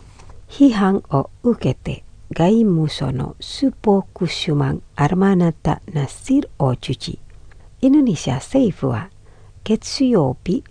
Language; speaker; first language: Japanese; non-native, fluent; Indonesian